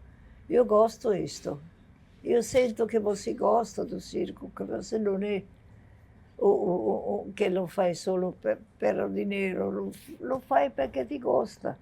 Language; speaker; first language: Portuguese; non-native, fluent; Italian